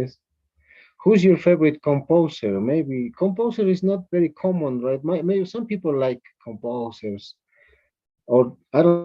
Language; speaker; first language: English; non-native, fluent; Spanish